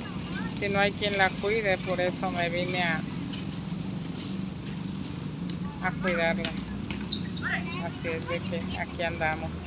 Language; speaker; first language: Spanish; native; Spanish